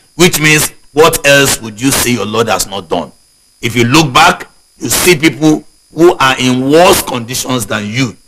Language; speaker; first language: English; non-native, local second language; Yoruba